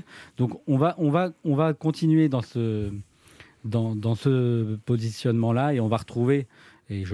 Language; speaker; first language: French; native; French